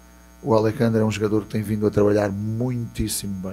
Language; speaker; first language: Portuguese; native; Portuguese